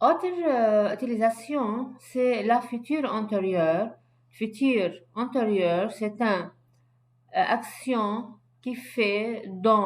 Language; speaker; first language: French; non-native, fluent; Arabic